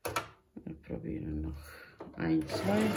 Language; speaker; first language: German; non-native, local second language; Bosnian